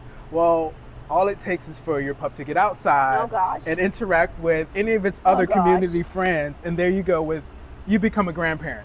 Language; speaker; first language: English; native; English